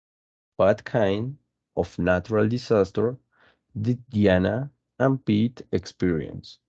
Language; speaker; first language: English; non-native, fluent; Spanish